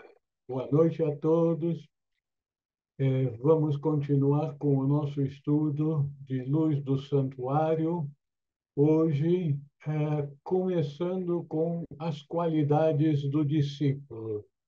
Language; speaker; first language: Portuguese; native; Portuguese